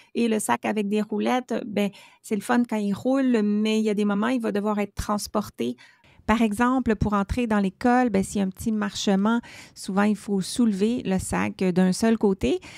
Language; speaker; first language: French; native; French